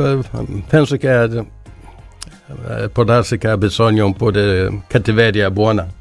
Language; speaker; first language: Italian; non-native, learner; Swedish